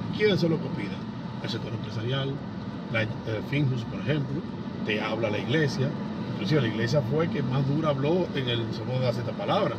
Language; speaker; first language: Spanish; native; Spanish